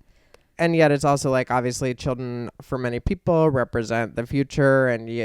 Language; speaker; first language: English; native; English